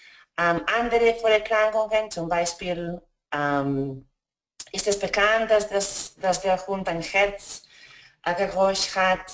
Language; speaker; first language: German; non-native, fluent; Spanish